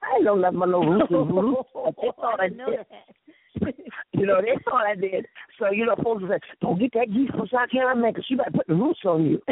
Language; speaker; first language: English; native; English